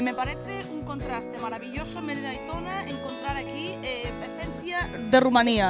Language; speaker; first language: Spanish; non-native, local second language; Catalan